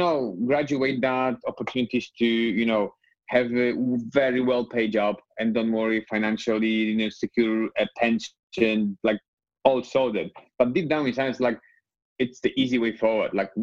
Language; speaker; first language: English; non-native, fluent; Polish